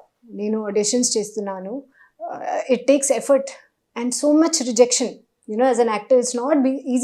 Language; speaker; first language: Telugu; non-native, local second language; Hindi